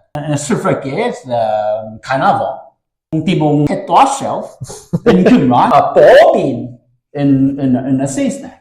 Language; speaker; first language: Welsh; non-native, learner; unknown